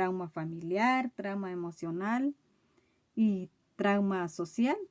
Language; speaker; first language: Spanish; native; Spanish